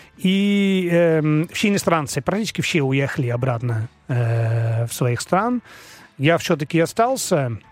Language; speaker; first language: Russian; non-native, learner; Dutch